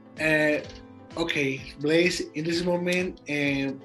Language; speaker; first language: English; non-native, learner; Spanish